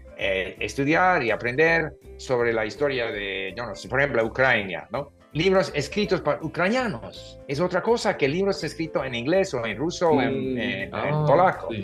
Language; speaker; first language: Spanish; non-native, fluent; English